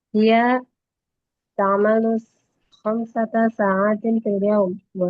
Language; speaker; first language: Arabic; non-native, learner; Indonesian